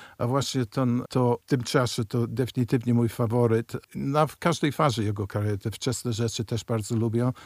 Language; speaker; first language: Polish; early bilingual, heritage; Polish